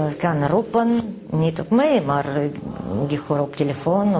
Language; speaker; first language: Dutch; non-native, learner; Russian